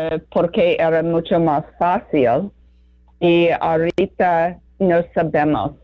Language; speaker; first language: Spanish; non-native, learner; English